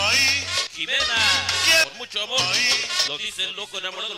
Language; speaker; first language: Spanish; native; Spanish